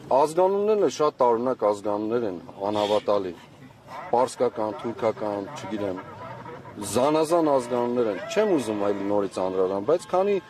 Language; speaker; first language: Armenian; native; Armenian